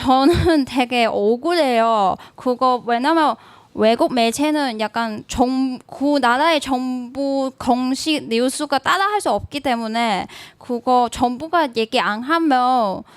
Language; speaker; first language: Korean; non-native, learner; Cantonese